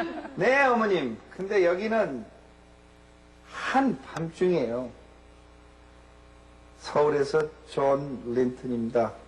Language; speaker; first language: Korean; non-native, local second language; English